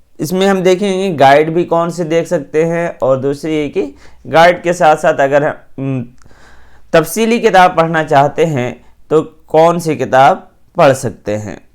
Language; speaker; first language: Urdu; native; Urdu